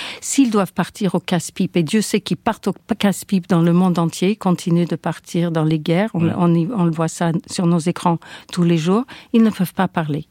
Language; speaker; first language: French; non-native, fluent; English